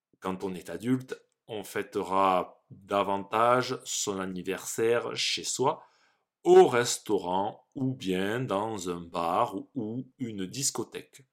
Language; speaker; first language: French; native; French